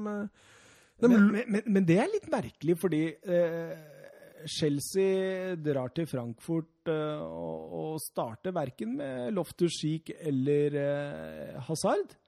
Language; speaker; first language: Norwegian; native; Norwegian